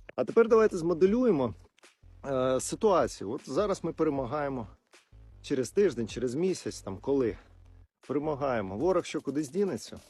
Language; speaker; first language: Ukrainian; non-native, local second language; Russian